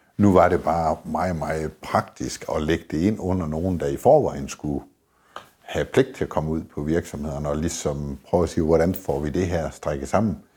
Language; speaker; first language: Danish; native; Danish